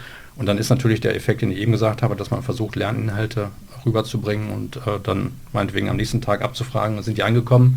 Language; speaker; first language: German; native; German